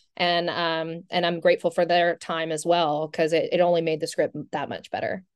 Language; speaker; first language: English; native; English